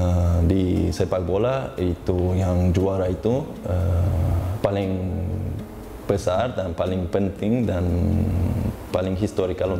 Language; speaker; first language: Indonesian; non-native, learner; Uzbek